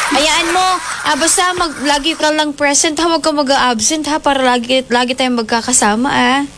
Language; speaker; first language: Filipino; non-native, local second language; Cebuano